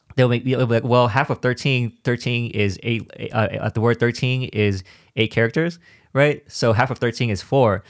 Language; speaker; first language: English; native; English